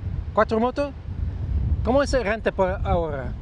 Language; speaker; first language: Spanish; non-native, learner; English